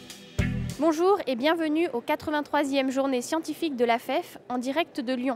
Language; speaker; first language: French; native; French